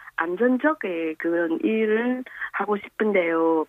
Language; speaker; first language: Korean; non-native, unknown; Vietnamese